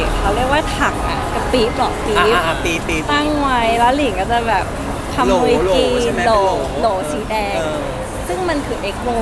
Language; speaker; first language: Thai; non-native, fluent; Cantonese